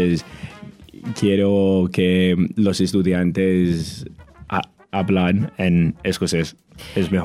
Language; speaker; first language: Spanish; non-native, learner; English